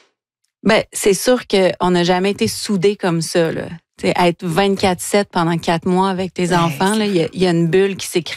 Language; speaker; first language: French; native; French